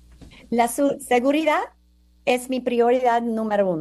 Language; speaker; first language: Spanish; non-native, fluent; English